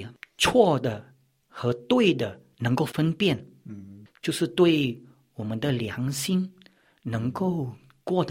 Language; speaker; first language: Chinese; early bilingual, heritage; Chinese